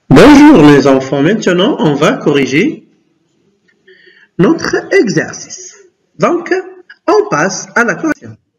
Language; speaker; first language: French; non-native, local second language; Arabic